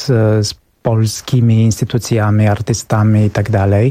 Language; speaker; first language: Polish; non-native, fluent; Romanian